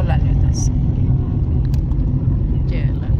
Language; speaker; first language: Finnish; non-native, learner; Filipino